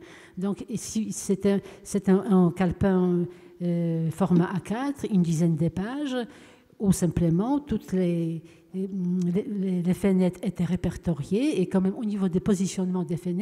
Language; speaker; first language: French; non-native, fluent; Polish